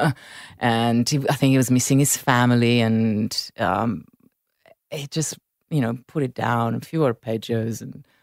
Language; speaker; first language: English; non-native, fluent; Italian